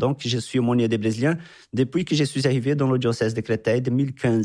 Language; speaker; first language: French; non-native, fluent; Portuguese